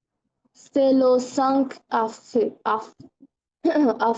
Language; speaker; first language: French; non-native, learner; Bangla